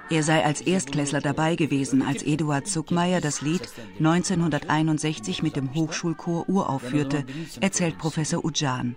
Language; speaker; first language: German; native; German